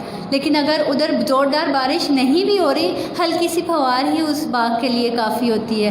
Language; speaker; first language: Urdu; native; Urdu